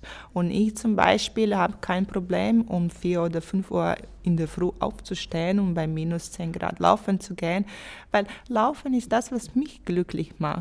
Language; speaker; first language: German; non-native, fluent; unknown